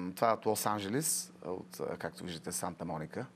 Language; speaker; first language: Bulgarian; native; Bulgarian